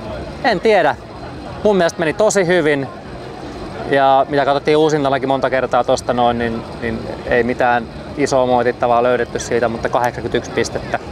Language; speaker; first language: Finnish; native; Finnish